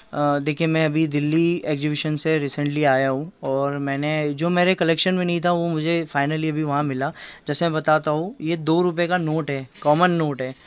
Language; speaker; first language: Hindi; native; Hindi